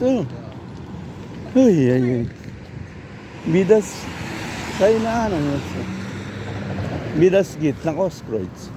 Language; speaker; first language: German; non-native, learner; Filipino